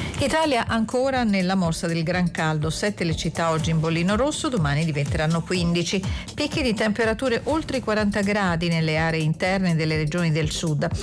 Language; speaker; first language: Italian; native; Italian